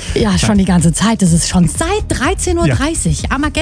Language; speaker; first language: German; native; German